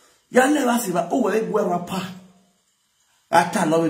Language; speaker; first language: English; non-native, local second language; Bini